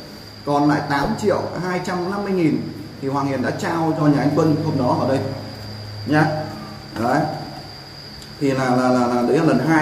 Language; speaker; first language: Vietnamese; native; Vietnamese